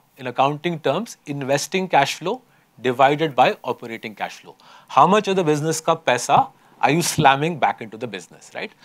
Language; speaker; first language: English; non-native, local second language; Hindi